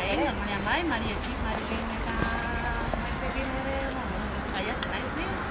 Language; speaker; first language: Basque; non-native, learner; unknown